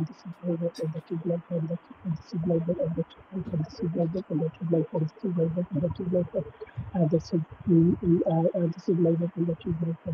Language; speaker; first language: English; non-native, learner; Bangla